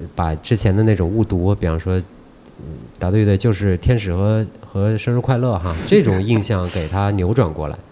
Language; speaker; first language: Chinese; native; Chinese